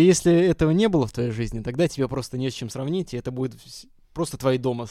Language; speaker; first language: Russian; native; Russian